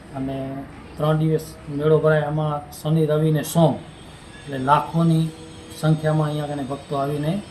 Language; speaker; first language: Gujarati; non-native, local second language; Kachhi